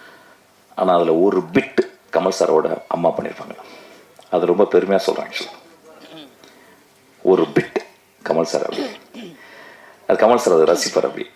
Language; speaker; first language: Tamil; native; Tamil